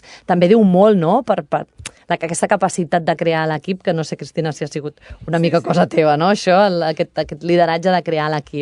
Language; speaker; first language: Catalan; native; Catalan